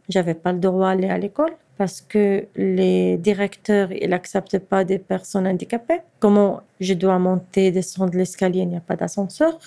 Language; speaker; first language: French; non-native, fluent; Arabic